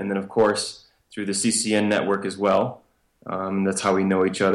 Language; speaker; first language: English; native; English